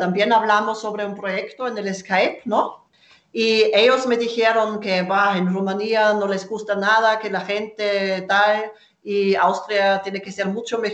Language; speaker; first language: Spanish; non-native, fluent; German